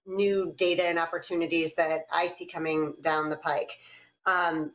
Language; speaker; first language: English; native; English